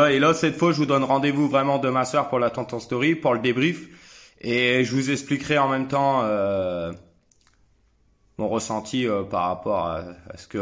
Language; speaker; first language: French; native; French